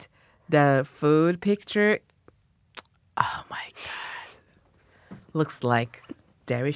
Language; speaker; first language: English; non-native, learner; Japanese